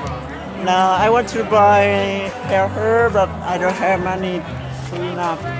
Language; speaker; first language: English; non-native, learner; Hmong